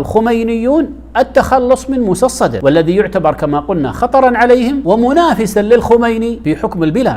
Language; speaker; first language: Arabic; native; Arabic